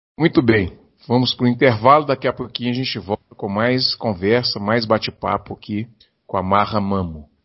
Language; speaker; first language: Portuguese; native; Portuguese